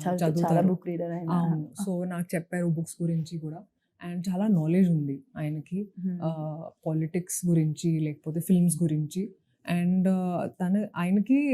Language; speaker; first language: Telugu; non-native, local second language; Hindi